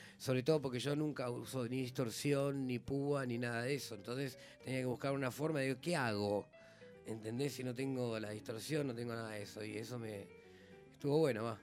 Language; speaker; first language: Spanish; native; Spanish